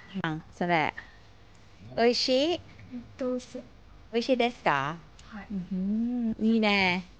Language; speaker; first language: Japanese; non-native, learner; Filipino